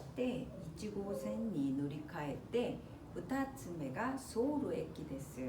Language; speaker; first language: Japanese; non-native, fluent; Korean